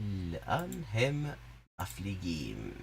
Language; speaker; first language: Hebrew; non-native, learner; English